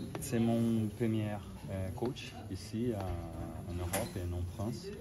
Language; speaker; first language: French; non-native, learner; Portuguese